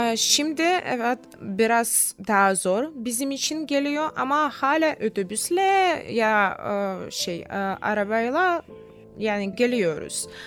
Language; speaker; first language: Turkish; non-native, fluent; Russian